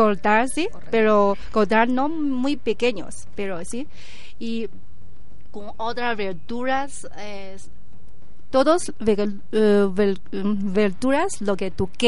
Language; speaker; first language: Spanish; non-native, learner; Chinese